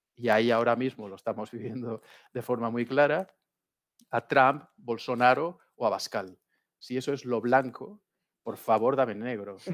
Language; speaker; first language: Spanish; native; Spanish